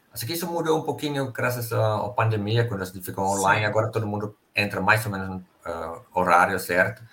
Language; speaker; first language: Portuguese; non-native, fluent; Finnish